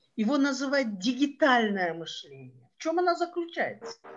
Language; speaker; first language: Russian; non-native, local second language; Kyrgyz